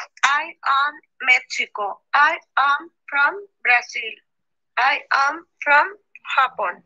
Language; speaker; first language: English; non-native, learner; Spanish